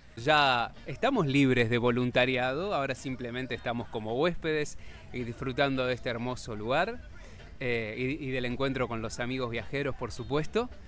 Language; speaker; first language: Spanish; native; Spanish